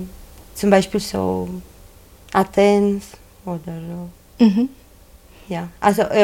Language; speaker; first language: German; non-native, learner; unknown